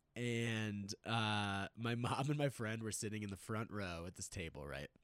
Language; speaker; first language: English; native; English